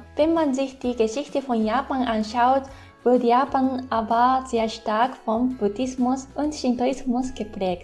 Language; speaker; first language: German; non-native, fluent; Japanese